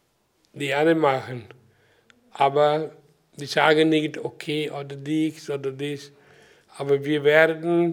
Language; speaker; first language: German; non-native, learner; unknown